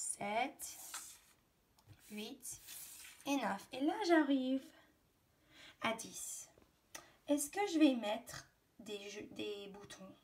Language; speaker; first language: French; native; French